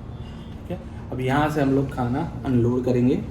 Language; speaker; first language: Hindi; native; Hindi